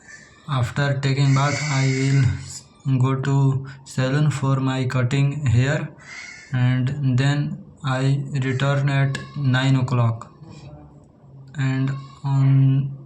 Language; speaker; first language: English; non-native, learner; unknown